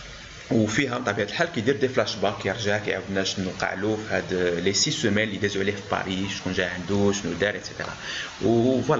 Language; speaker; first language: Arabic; native; Arabic